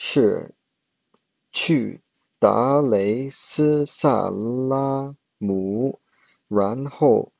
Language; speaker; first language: Chinese; early bilingual, heritage; Chinese